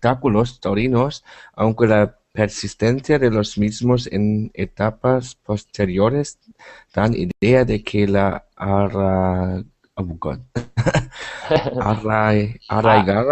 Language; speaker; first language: Spanish; non-native, learner; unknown